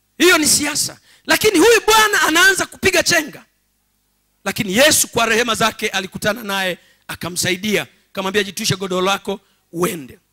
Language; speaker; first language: Swahili; native; Swahili